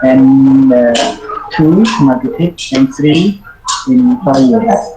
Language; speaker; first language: English; non-native, learner; Khmer